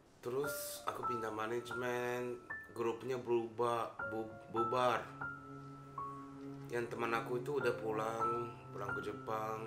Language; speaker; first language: Indonesian; non-native, fluent; Japanese